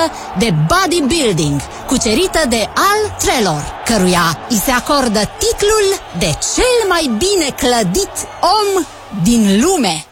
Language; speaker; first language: Romanian; native; Romanian